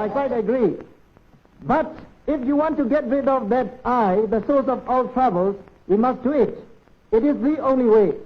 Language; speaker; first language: English; non-native, local second language; Burmese